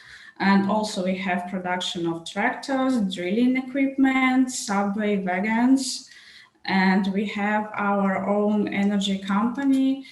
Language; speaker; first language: English; non-native, fluent; Russian